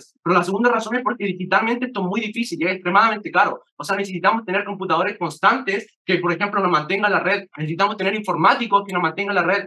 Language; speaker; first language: Spanish; native; Spanish